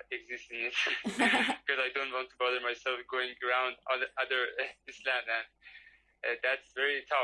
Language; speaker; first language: English; non-native, learner; Persian